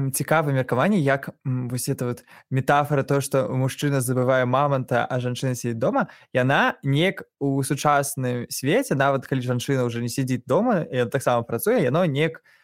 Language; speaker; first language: Belarusian; non-native, local second language; Russian